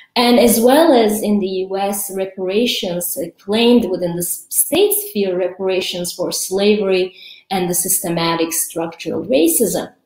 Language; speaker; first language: English; early bilingual, other home language; Kurdish